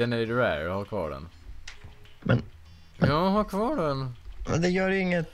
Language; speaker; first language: Swedish; native; Swedish